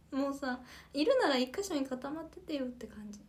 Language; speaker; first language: Japanese; native; Japanese